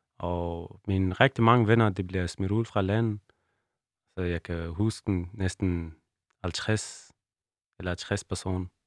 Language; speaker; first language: Danish; non-native, learner; Persian